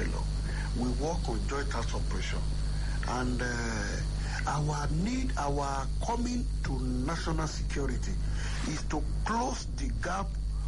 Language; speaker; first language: English; non-native, local second language; Yoruba